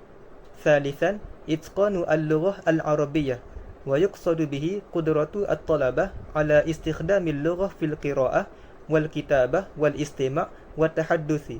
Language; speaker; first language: Arabic; non-native, learner; Malay